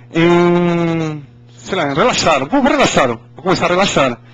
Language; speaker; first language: Portuguese; non-native, fluent; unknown